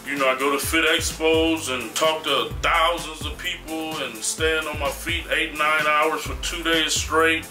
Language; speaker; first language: English; native; English